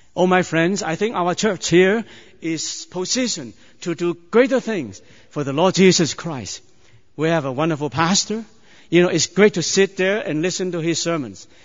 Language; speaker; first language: English; non-native, fluent; Chinese